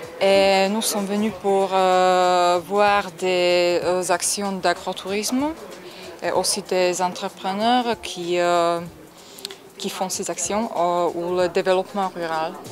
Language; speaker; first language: French; non-native, fluent; Slovak